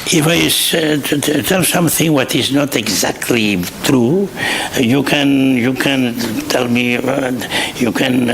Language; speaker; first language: English; non-native, fluent; Catalan